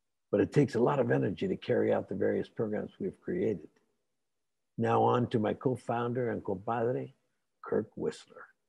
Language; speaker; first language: English; native; English